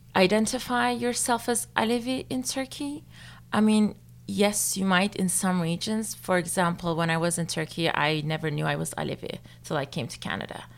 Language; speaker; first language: English; non-native, fluent; Turkish